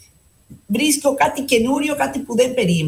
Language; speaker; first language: Greek; non-native, fluent; Spanish